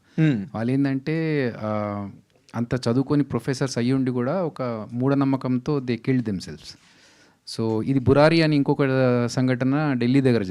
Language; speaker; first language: Telugu; native; Telugu